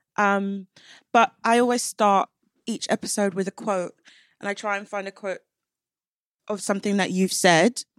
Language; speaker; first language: English; native; English